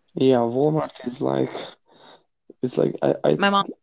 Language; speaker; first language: English; non-native, fluent; Croatian